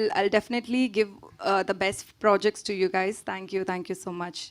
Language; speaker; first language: Telugu; non-native, learner; Tamil